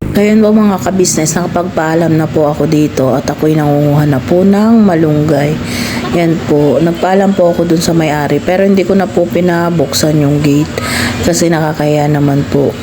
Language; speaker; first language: Filipino; non-native, local second language; Iloko